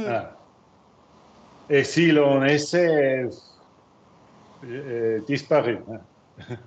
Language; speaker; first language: French; non-native, learner; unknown